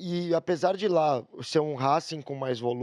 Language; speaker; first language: Portuguese; native; Portuguese